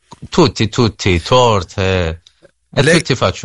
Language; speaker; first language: Italian; non-native, learner; Persian